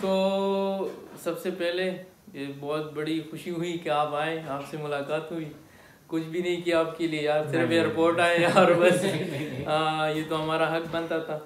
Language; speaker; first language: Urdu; non-native, local second language; Pashto